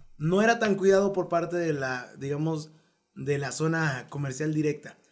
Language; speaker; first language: Spanish; native; Spanish